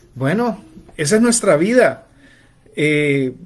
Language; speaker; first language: Spanish; native; Spanish